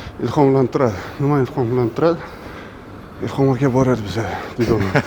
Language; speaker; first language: Uzbek; non-native, local second language; Russian